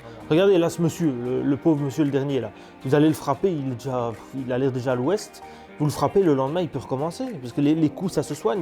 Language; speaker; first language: French; native; French